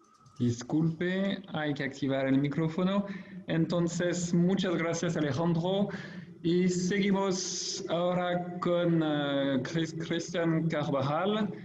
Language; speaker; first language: Spanish; non-native, fluent; French